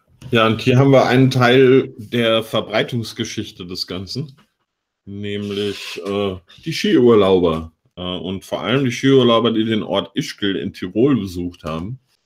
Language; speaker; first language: German; native; German